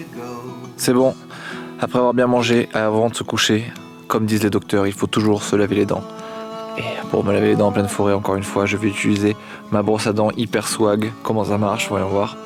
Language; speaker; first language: French; native; French